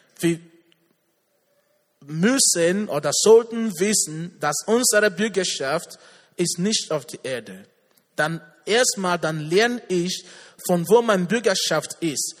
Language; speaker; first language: German; non-native, learner; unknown